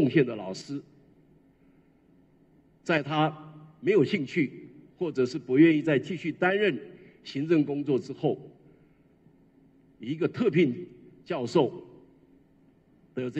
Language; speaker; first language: Chinese; native; Chinese